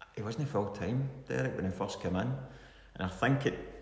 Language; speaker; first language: English; native; English